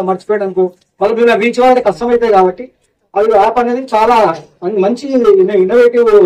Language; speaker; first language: Telugu; native; Telugu